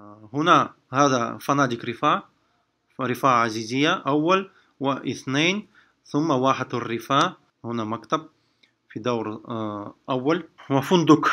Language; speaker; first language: Arabic; non-native, fluent; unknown